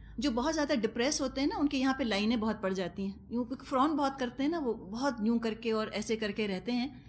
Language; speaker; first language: Urdu; non-native, local second language; Punjabi